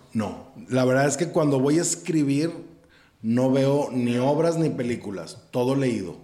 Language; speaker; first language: Spanish; native; Spanish